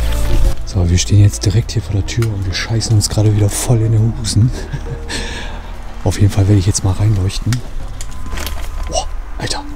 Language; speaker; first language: German; native; German